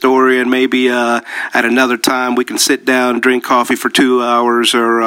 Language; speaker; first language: English; early bilingual, other home language; Spanish